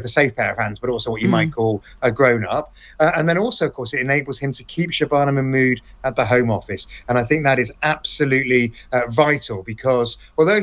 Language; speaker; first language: English; native; English